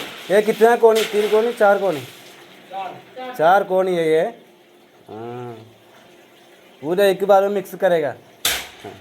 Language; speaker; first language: Hindi; non-native, local second language; Malayalam